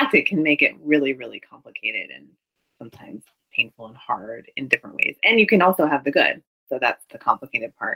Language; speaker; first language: English; native; English